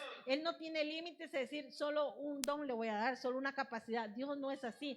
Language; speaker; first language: Spanish; native; Spanish